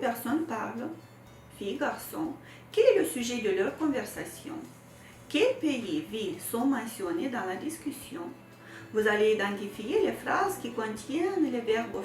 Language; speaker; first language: French; non-native, fluent; Romanian